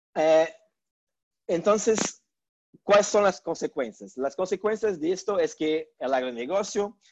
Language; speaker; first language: Spanish; non-native, learner; Portuguese